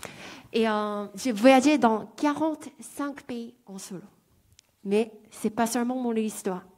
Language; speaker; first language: French; non-native, fluent; Korean